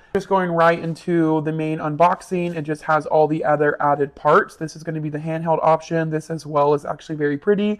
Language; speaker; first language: English; native; English